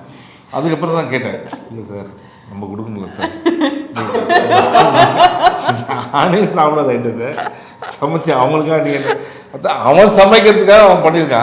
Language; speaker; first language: Tamil; native; Tamil